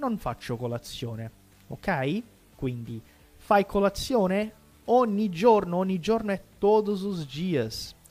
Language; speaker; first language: Italian; non-native, fluent; Portuguese